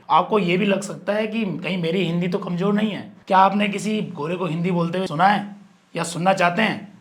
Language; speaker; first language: Hindi; native; Hindi